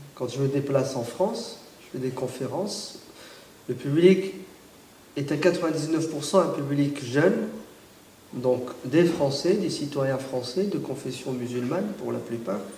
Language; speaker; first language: French; early bilingual, other home language; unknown